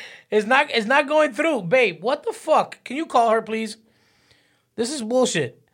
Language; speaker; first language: English; early bilingual, other home language; Spanish